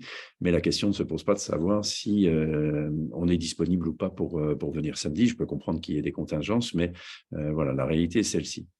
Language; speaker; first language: French; native; French